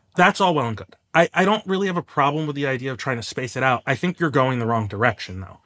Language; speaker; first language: English; native; English